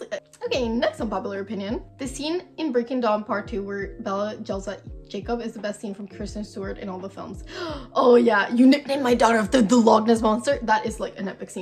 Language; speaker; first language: English; native; English